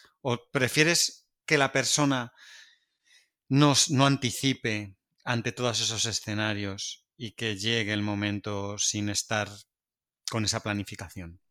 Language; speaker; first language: Spanish; native; Spanish